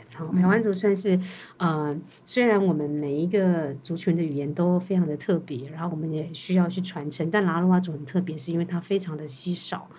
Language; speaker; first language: Chinese; native; Chinese